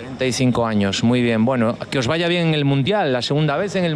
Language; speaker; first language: Spanish; native; Spanish